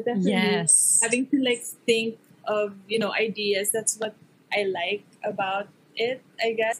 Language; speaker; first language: English; non-native, local second language; Hiligaynon